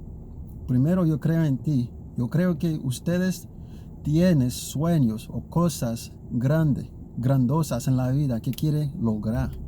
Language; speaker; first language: Spanish; non-native, learner; Haitian Creole